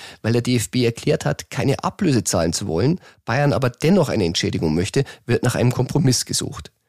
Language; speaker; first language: German; native; German